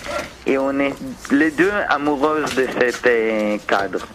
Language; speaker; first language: French; non-native, learner; Hebrew